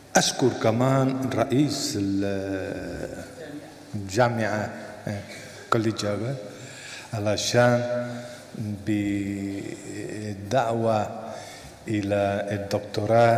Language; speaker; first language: Arabic; non-native, fluent; Spanish